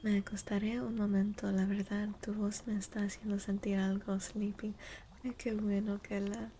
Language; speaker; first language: Spanish; non-native, learner; English